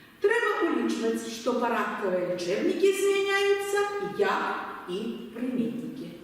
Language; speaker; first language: Belarusian; native; Belarusian